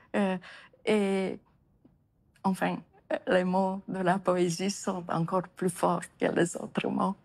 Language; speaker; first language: French; non-native, fluent; Romanian